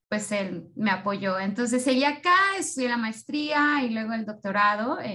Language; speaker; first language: Spanish; native; Spanish